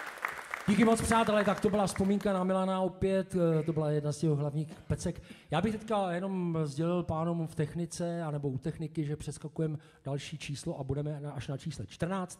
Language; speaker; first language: Czech; native; Czech